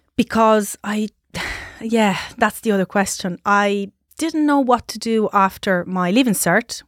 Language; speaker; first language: English; non-native, fluent; Italian